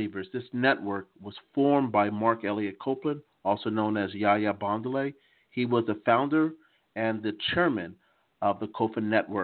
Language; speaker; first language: English; native; English